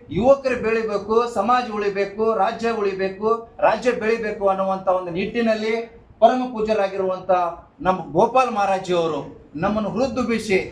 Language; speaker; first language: Kannada; non-native, local second language; Lambadi